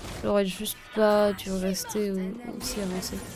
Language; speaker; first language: French; native; French